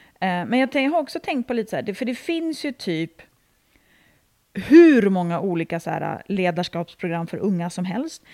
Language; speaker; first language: Swedish; native; Swedish